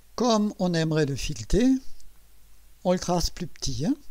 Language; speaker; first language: French; native; French